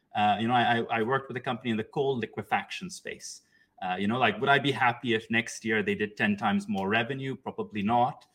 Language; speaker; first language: English; non-native, local second language; Urdu